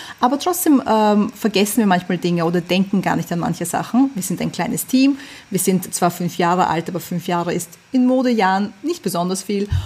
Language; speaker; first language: German; early bilingual, other home language; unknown